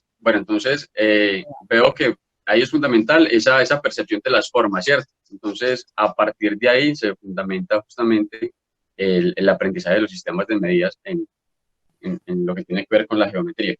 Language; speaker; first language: Spanish; native; Spanish